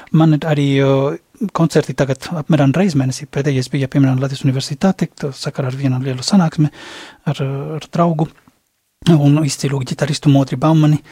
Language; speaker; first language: Latvian; non-native, fluent; Spanish